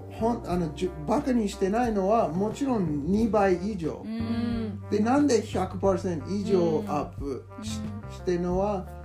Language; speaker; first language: Japanese; non-native, learner; English